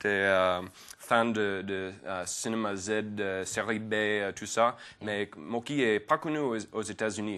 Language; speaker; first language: French; non-native, fluent; English